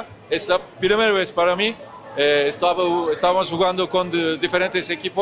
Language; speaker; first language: Spanish; non-native, learner; Turkish